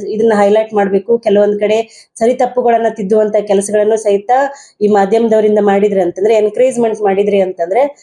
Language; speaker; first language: Kannada; native; Kannada